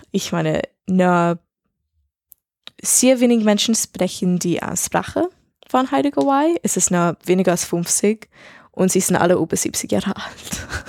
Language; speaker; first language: German; non-native, learner; English